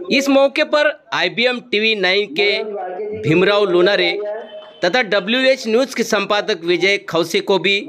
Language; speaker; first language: Hindi; non-native, local second language; Marathi